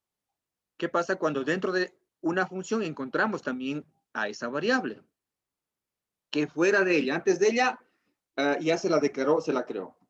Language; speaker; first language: Spanish; native; Spanish